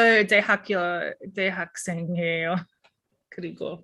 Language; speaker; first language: Korean; non-native, learner; English